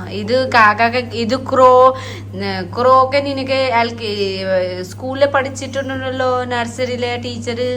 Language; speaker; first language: Malayalam; non-native, learner; Nepali